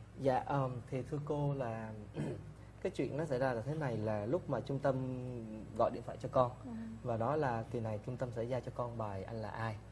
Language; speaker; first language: Vietnamese; early bilingual, heritage; Vietnamese